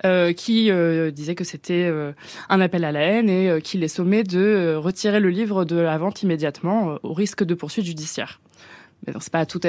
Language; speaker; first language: French; native; French